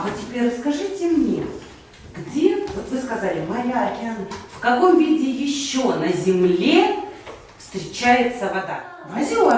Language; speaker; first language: Russian; native; Russian